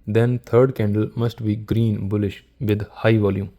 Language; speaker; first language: English; non-native, local second language; Punjabi